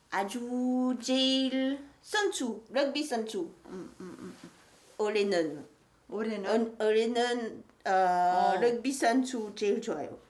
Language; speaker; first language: Korean; early bilingual, heritage; French